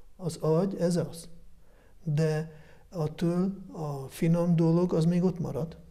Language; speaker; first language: Hungarian; early bilingual, heritage; Hungarian